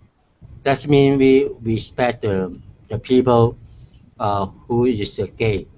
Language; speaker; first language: English; non-native, learner; Chinese